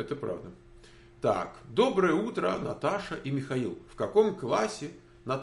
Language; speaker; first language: Russian; native; Russian